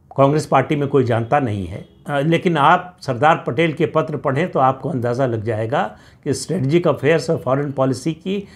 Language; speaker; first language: Hindi; native; Hindi